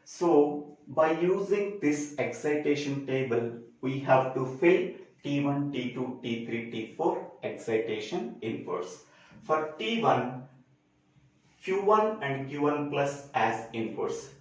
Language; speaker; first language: English; non-native, local second language; Telugu